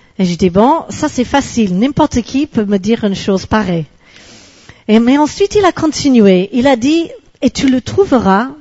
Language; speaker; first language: French; non-native, fluent; English